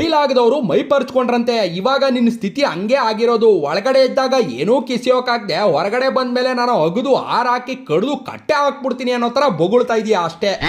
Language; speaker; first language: Kannada; native; Kannada